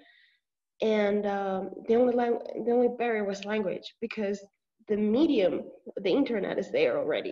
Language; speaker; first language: English; non-native, fluent; Spanish